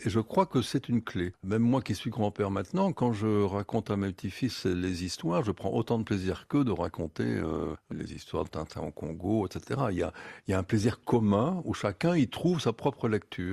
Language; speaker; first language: French; native; French